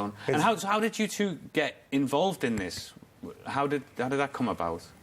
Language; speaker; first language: English; native; English